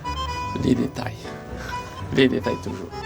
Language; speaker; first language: French; non-native, local second language; Malagasy